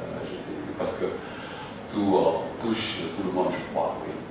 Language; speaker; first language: French; non-native, fluent; Indonesian